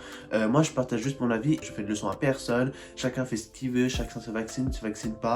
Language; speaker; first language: French; native; French